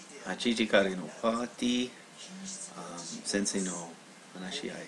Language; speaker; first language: Japanese; non-native, learner; English